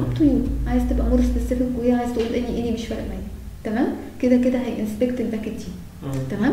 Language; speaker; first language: Arabic; native; Arabic